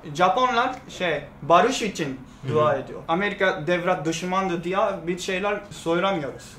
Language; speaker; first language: Turkish; non-native, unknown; Japanese